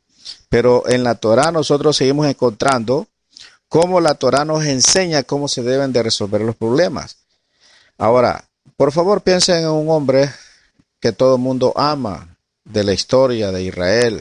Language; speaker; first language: Spanish; native; Spanish